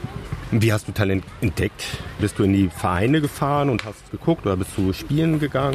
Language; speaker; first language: German; native; German